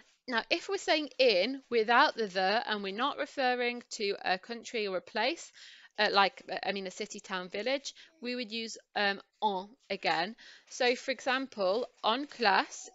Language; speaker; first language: English; native; English